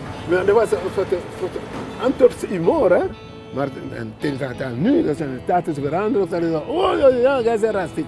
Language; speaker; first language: Dutch; non-native, learner; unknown